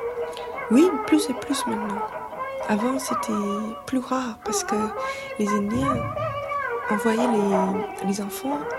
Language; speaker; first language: French; non-native, fluent; English